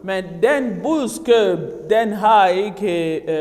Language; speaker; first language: Danish; non-native, fluent; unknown